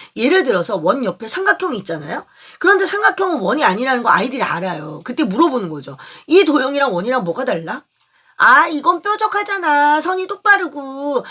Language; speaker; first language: Korean; native; Korean